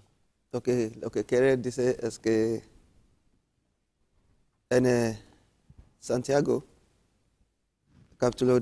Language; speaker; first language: Spanish; non-native, learner; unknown